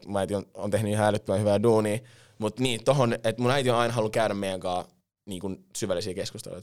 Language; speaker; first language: Finnish; early bilingual, other home language; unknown